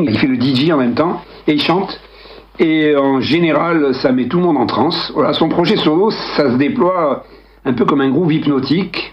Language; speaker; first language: French; native; French